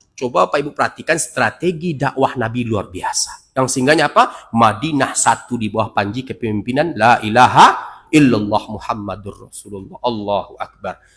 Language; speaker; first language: Indonesian; non-native, local second language; Minangkabau